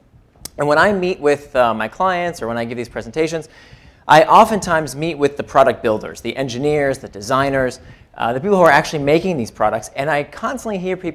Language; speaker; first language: English; native; English